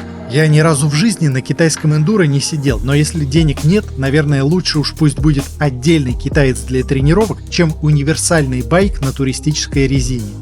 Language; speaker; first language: Russian; native; Russian